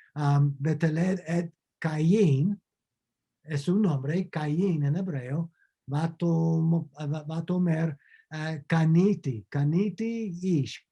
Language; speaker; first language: Spanish; non-native, fluent; English